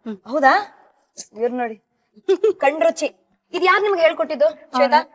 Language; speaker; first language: Kannada; native; Kannada